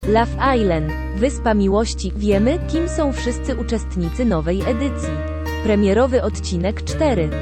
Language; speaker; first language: Polish; native; Polish